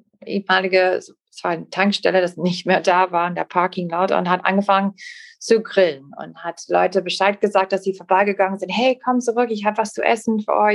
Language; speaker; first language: German; non-native, fluent; English